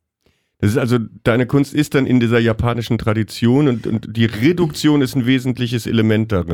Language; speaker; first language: German; native; German